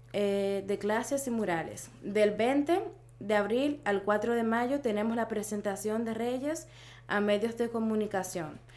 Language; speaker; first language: Spanish; native; Spanish